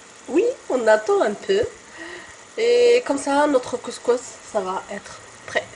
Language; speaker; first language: French; non-native, local second language; Arabic